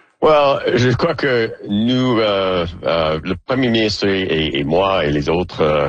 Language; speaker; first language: French; non-native, fluent; English